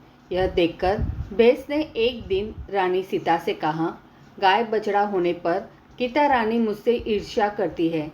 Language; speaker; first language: Hindi; native; Hindi